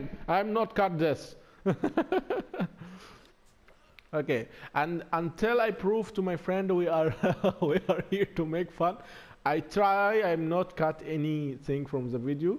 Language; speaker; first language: English; non-native, learner; Arabic